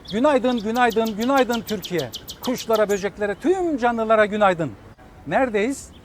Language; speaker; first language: Turkish; native; Turkish